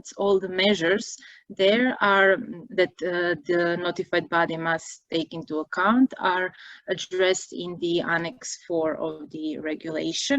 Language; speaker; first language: English; non-native, fluent; Croatian